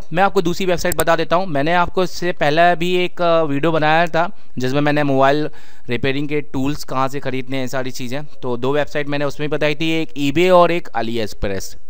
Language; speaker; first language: Hindi; native; Hindi